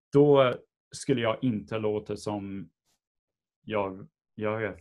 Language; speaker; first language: Swedish; non-native, fluent; English